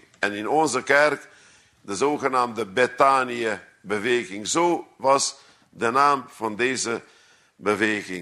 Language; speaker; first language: Dutch; non-native, fluent; Hungarian